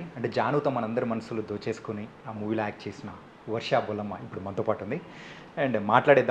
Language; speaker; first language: Telugu; native; Telugu